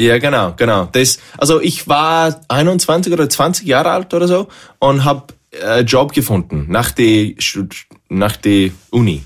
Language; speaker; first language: German; non-native, fluent; English